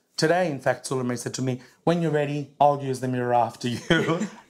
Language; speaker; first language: English; native; English